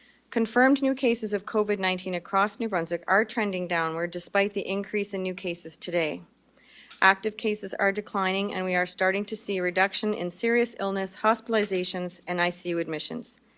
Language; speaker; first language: English; native; English